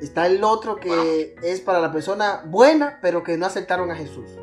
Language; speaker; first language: Spanish; native; Spanish